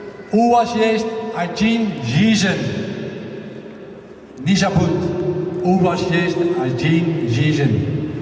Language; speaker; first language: Russian; non-native, learner; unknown